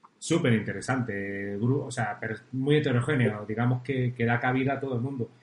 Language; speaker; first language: Spanish; native; Spanish